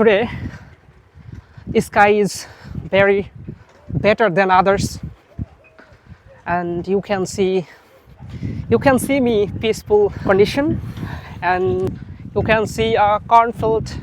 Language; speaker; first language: English; non-native, learner; Bangla